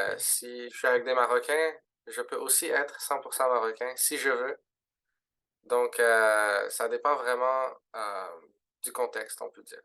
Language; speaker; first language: French; early bilingual, other home language; Arabic